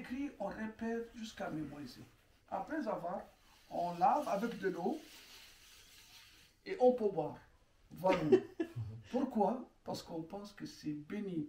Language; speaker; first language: French; non-native, local second language; Arabic